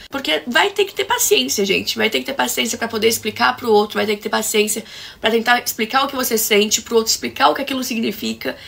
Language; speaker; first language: Portuguese; native; Portuguese